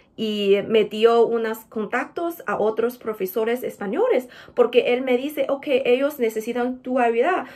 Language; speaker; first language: Spanish; non-native, fluent; Chinese